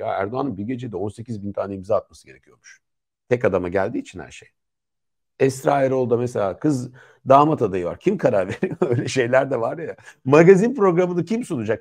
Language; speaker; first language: Turkish; native; Turkish